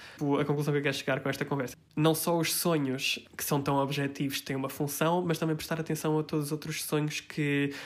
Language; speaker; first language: Portuguese; early bilingual, heritage; Portuguese